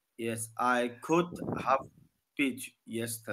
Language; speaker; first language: English; non-native, learner; Chinese